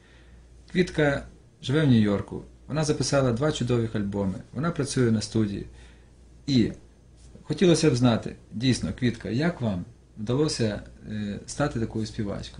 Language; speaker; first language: Ukrainian; native; Ukrainian